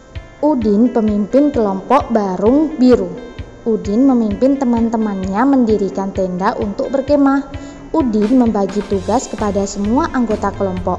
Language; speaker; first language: Indonesian; native; Indonesian